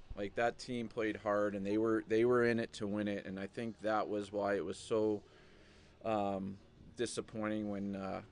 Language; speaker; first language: English; native; English